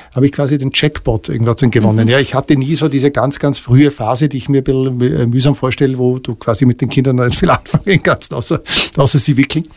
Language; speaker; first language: German; native; German